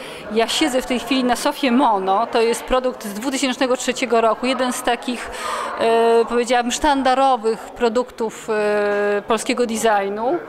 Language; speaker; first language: Polish; native; Polish